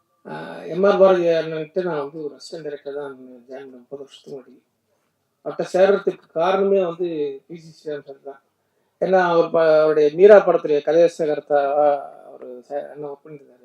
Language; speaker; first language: Tamil; native; Tamil